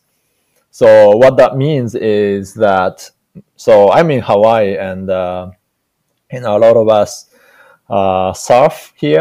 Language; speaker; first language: English; non-native, fluent; Japanese